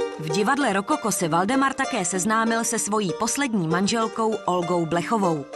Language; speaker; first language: Czech; native; Czech